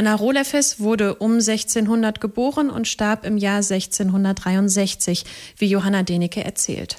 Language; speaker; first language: German; native; German